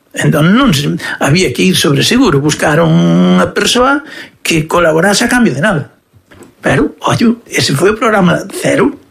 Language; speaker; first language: Galician; native; Galician